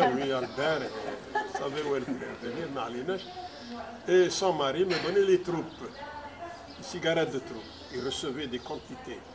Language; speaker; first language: French; non-native, local second language; Arabic